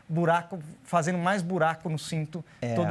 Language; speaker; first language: Portuguese; native; Portuguese